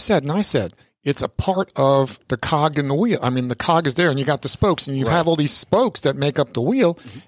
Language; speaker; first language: English; early bilingual, other home language; Italian